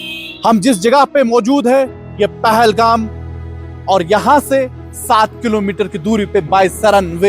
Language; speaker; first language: Hindi; native; Hindi